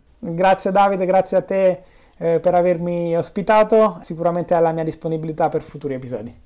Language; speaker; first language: Italian; native; Italian